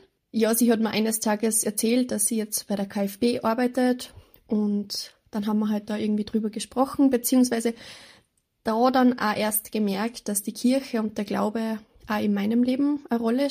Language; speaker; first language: German; native; German